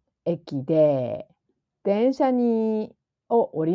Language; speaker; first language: Japanese; non-native, fluent; English